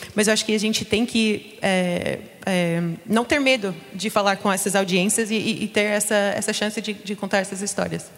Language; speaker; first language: Portuguese; non-native, fluent; English